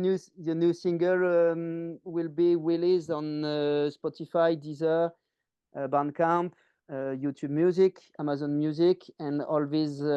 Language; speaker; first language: English; non-native, learner; French